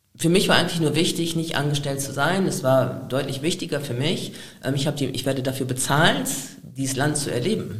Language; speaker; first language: German; native; German